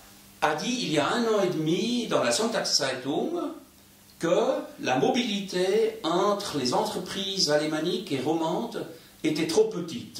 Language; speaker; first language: French; native; French